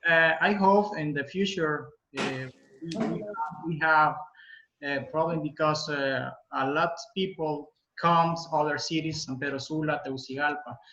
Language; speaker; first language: English; non-native, learner; Spanish